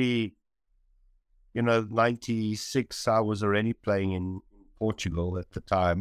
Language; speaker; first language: English; native; English